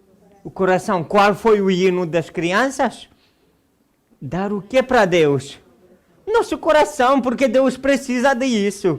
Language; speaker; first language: Portuguese; non-native, fluent; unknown